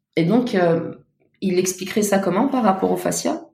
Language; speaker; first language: French; native; French